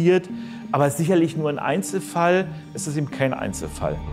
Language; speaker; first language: German; native; German